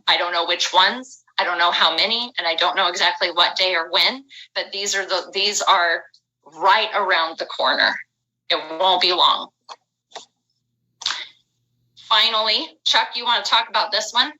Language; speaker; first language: English; native; English